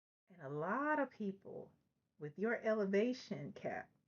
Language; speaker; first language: English; native; English